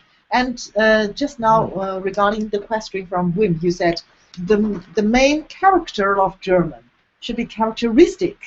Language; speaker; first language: English; non-native, fluent; Chinese